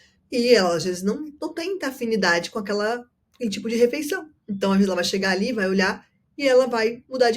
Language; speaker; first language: Portuguese; native; Portuguese